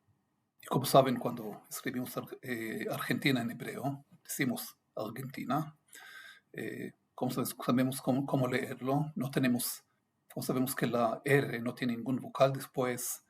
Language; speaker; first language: Spanish; non-native, fluent; Hebrew